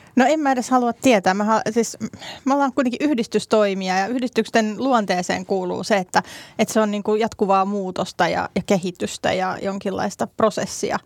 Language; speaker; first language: Finnish; native; Finnish